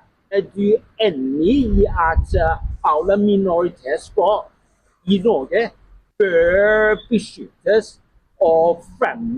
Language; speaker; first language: Norwegian; non-native, learner; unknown